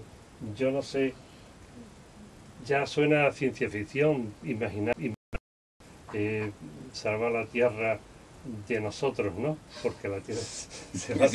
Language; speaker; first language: Spanish; native; Spanish